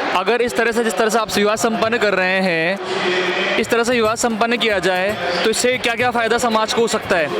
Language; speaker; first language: Hindi; native; Hindi